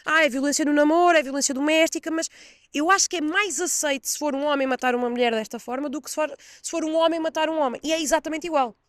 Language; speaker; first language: Portuguese; native; Portuguese